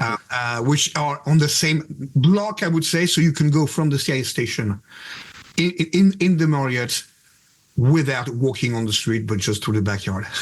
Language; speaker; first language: English; non-native, fluent; French